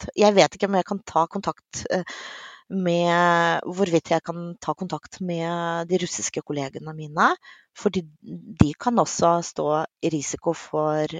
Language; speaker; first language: Norwegian; non-native, fluent; Russian